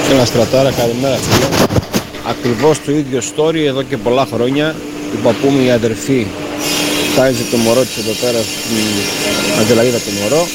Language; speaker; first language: Greek; early bilingual, heritage; Greek